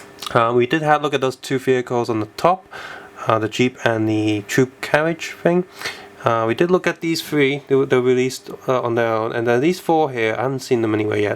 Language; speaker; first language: English; native; English